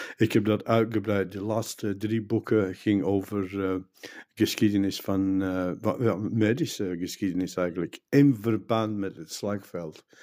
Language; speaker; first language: Dutch; non-native, fluent; English